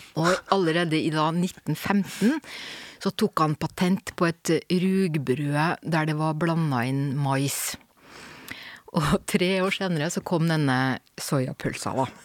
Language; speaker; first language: Norwegian; native; Norwegian